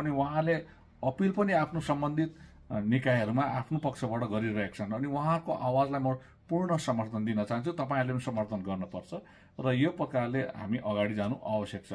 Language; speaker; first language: Nepali; native; Nepali